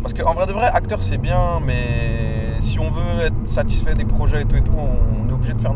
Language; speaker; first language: French; native; French